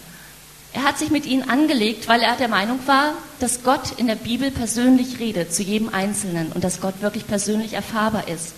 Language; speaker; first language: German; native; German